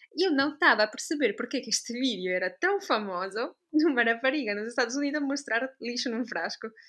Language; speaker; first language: Portuguese; non-native, fluent; Italian